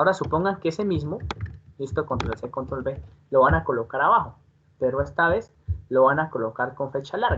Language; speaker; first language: Spanish; native; Spanish